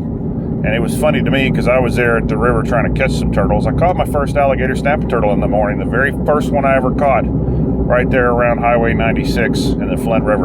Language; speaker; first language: English; native; English